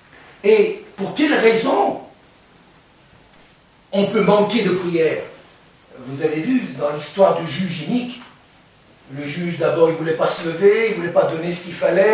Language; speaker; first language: French; native; French